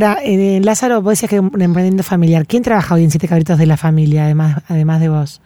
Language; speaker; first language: Spanish; native; Spanish